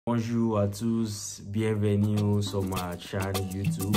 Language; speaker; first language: French; non-native, learner; Yoruba